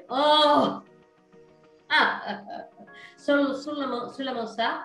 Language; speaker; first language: French; non-native, learner; Portuguese